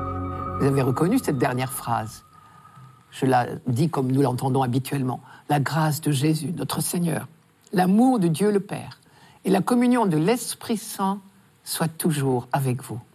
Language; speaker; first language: French; native; French